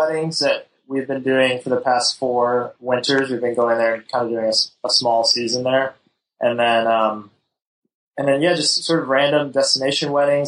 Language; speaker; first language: English; native; English